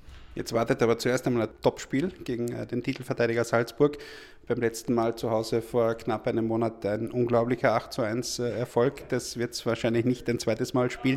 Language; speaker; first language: German; native; German